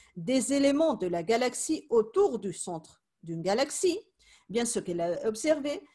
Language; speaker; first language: French; non-native, fluent; Spanish